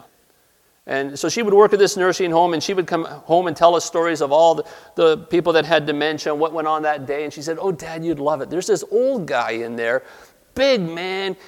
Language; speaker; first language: English; native; English